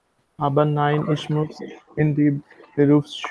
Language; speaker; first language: German; non-native, learner; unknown